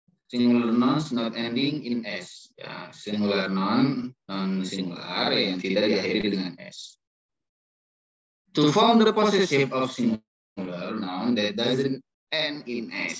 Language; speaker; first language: English; non-native, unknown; Indonesian